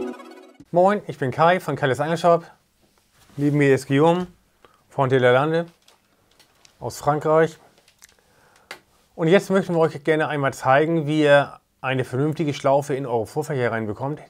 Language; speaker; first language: German; native; German